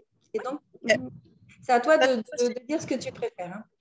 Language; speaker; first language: French; native; French